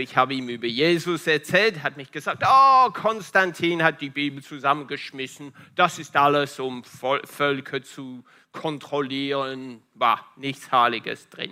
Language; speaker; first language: German; non-native, fluent; Italian